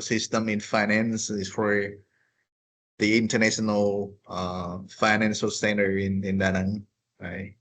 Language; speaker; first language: English; non-native, fluent; Vietnamese